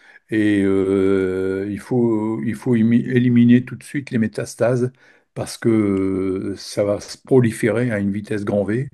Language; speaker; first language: French; native; French